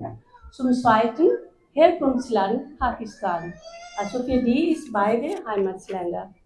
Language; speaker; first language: German; non-native, fluent; Urdu